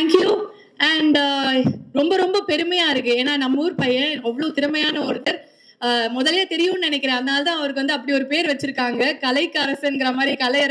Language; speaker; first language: Tamil; native; Tamil